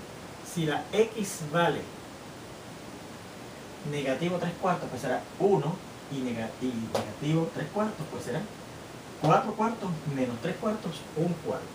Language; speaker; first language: Spanish; native; Spanish